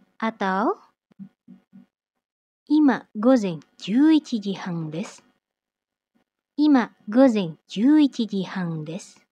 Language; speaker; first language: Japanese; non-native, fluent; Indonesian